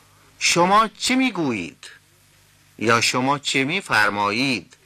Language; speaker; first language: Persian; non-native, fluent; Urdu